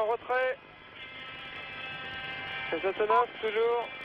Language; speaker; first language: French; native; French